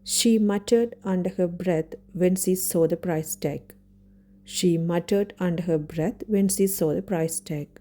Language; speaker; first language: English; non-native, local second language; Tamil